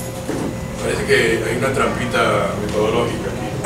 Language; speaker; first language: Spanish; native; Spanish